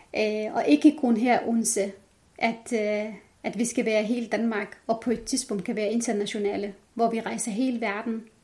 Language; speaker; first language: Danish; non-native, fluent; Arabic